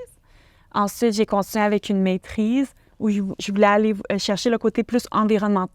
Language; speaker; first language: French; native; French